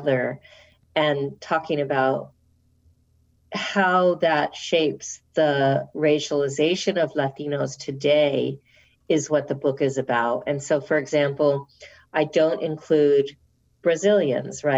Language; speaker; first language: English; native; English